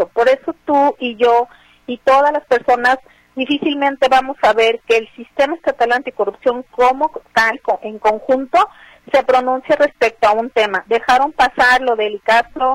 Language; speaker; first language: Spanish; native; Spanish